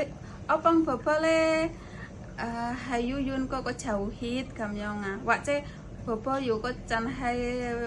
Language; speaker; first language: Chinese; non-native, fluent; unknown